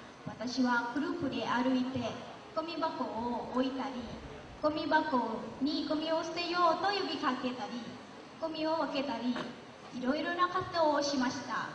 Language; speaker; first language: Japanese; non-native, learner; Lao